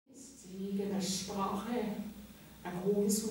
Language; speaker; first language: German; non-native, local second language; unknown